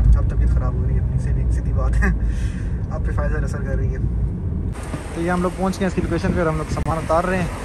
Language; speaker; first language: Urdu; native; Urdu